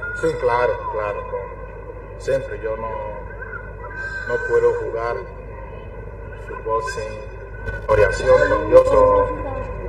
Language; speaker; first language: Spanish; non-native, learner; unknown